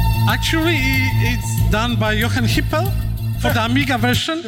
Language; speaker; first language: English; non-native, fluent; Polish